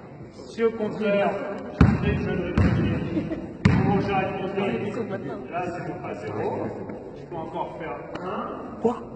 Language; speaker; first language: French; native; French